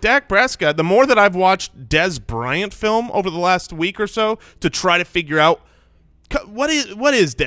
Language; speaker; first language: English; native; English